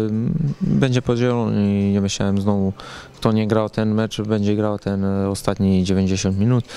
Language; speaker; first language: Polish; non-native, learner; Serbian